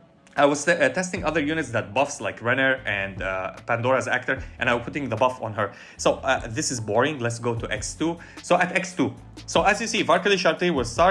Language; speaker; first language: English; non-native, fluent; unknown